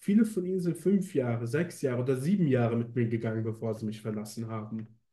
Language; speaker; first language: German; native; German